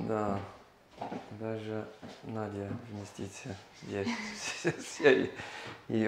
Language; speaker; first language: Russian; non-native, learner; English